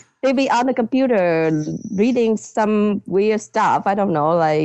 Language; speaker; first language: English; non-native, fluent; Vietnamese